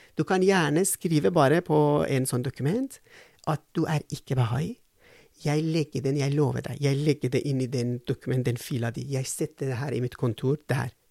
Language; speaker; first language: Norwegian; non-native, fluent; Persian